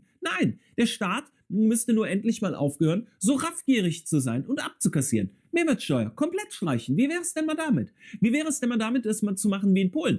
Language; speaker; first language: German; native; German